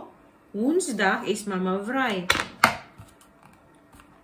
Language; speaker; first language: Dutch; non-native, fluent; Filipino